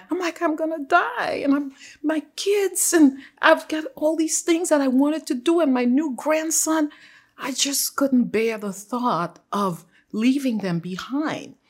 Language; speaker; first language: English; non-native, fluent; Haitian Creole